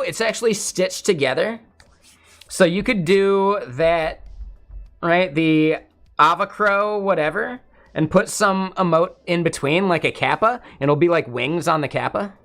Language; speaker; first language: English; native; English